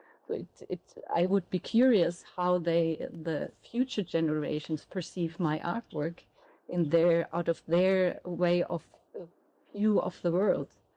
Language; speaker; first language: English; non-native, fluent; German